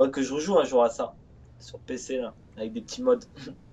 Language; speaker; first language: French; native; French